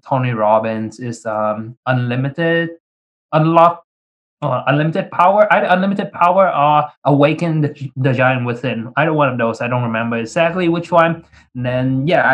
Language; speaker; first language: English; early bilingual, other home language; Vietnamese